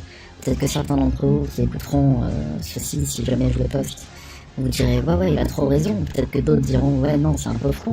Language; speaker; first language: French; native; French